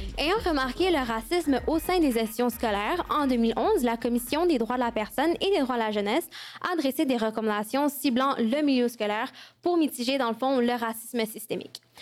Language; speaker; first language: French; early bilingual, other home language; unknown